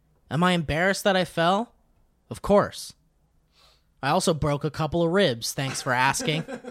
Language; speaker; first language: English; native; English